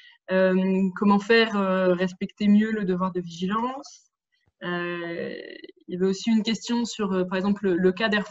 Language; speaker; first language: French; native; French